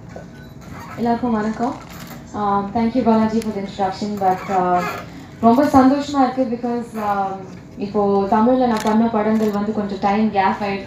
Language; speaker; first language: Tamil; non-native, learner; English